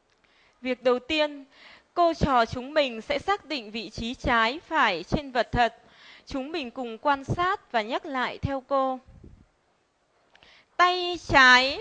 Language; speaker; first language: Vietnamese; native; Vietnamese